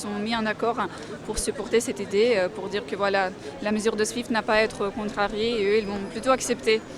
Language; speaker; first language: French; non-native, fluent; Russian